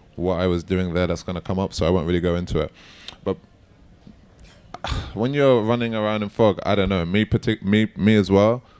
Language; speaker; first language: English; native; English